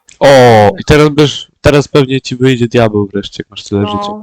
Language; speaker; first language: Polish; native; Polish